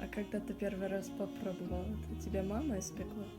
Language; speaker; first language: Russian; early bilingual, heritage; Russian